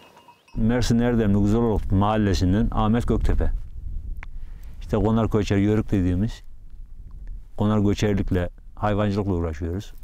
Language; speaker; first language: Turkish; native; Turkish